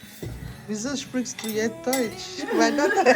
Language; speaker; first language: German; non-native, learner; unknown